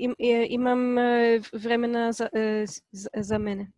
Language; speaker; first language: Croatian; non-native, learner; Polish